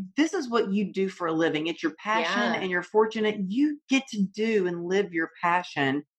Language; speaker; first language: English; native; English